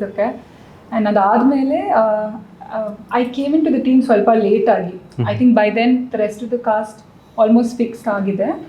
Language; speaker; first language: Kannada; non-native, local second language; Malayalam